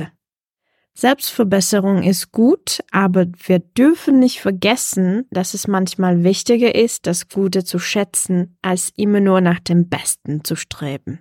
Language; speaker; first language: German; non-native, fluent; Czech